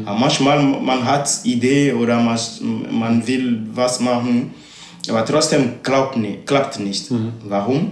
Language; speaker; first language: German; non-native, learner; Ewe